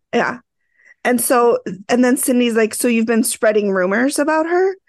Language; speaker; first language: English; native; English